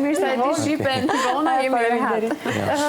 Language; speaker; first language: Albanian; native; Albanian